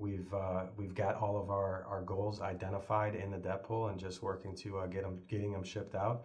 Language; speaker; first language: English; native; English